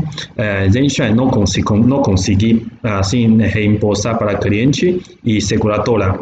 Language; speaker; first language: Portuguese; non-native, learner; Chinese